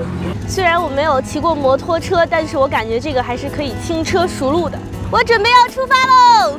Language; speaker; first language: Chinese; native; Chinese